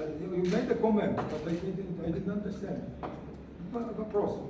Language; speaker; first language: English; non-native, fluent; Romanian